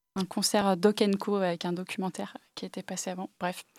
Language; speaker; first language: French; early bilingual, other home language; English